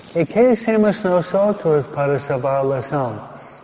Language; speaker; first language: Spanish; non-native, fluent; English